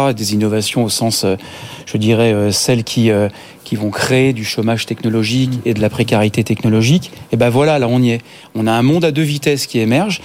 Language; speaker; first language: French; native; French